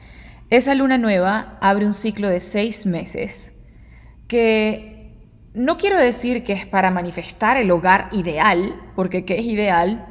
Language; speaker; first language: Spanish; native; Spanish